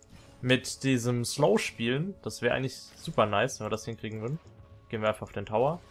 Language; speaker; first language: German; native; German